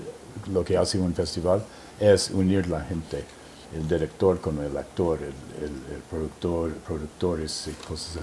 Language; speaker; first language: Spanish; non-native, fluent; English